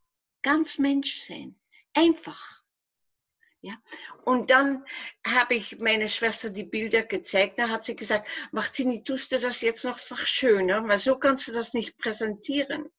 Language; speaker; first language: German; non-native, fluent; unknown